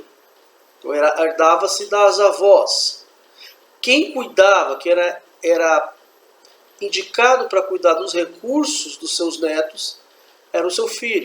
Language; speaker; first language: Portuguese; native; Portuguese